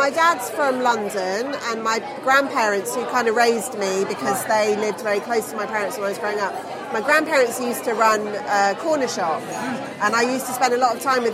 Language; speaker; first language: English; native; English